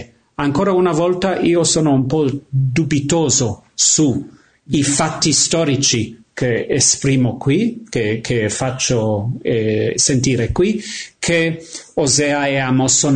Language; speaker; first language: Italian; non-native, fluent; English